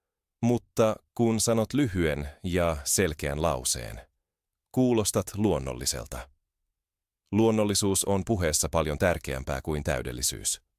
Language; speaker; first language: Finnish; non-native, fluent; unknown